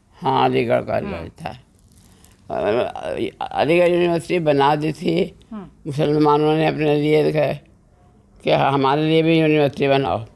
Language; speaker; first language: Urdu; native; Urdu